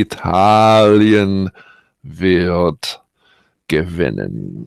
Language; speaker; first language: German; non-native, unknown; English